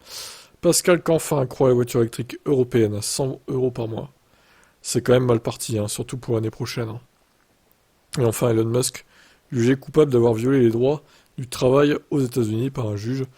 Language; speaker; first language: French; native; French